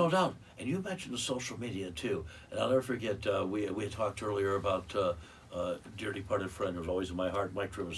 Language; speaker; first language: English; native; English